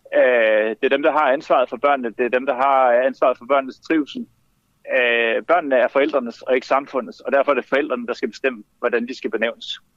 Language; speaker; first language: Danish; native; Danish